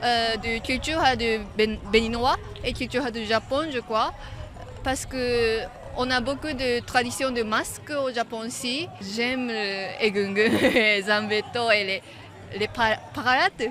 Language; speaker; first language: French; non-native, learner; Japanese